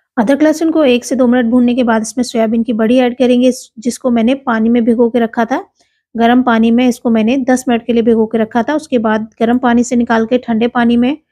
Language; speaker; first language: Hindi; native; Hindi